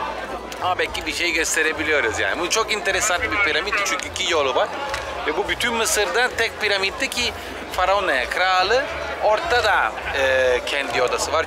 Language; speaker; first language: Turkish; non-native, fluent; Italian